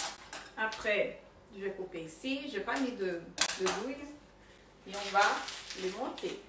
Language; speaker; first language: French; non-native, fluent; Portuguese